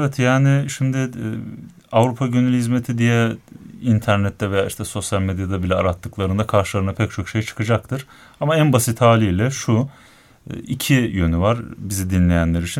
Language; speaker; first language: Turkish; native; Turkish